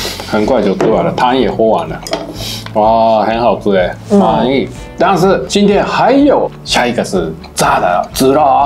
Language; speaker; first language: Chinese; non-native, fluent; Japanese